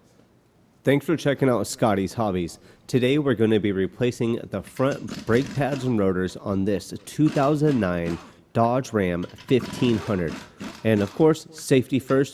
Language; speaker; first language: English; native; English